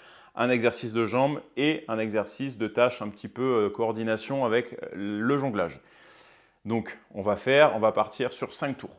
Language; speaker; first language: French; native; French